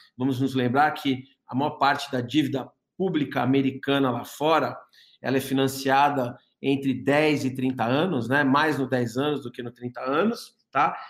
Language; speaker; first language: Portuguese; native; Portuguese